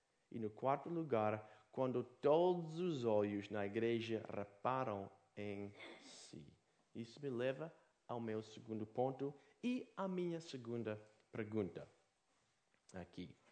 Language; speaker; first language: Portuguese; non-native, fluent; English